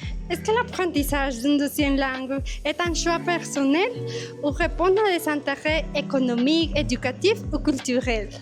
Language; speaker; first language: French; non-native, learner; Spanish